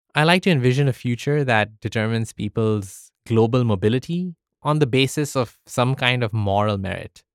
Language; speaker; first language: English; early bilingual, other home language; Arabic